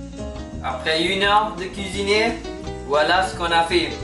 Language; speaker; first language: French; non-native, learner; Malay